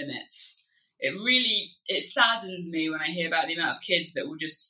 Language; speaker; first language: English; native; English